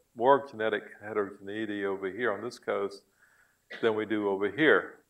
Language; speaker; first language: English; native; English